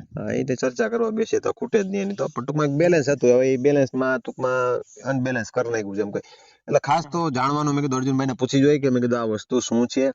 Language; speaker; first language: Gujarati; native; Gujarati